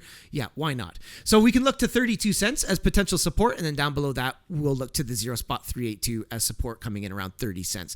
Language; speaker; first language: English; native; English